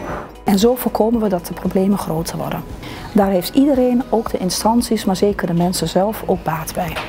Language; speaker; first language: Dutch; native; Dutch